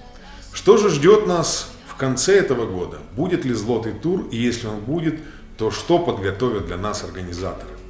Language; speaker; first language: Russian; native; Russian